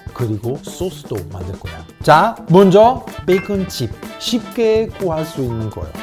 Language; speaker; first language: Korean; non-native, fluent; Italian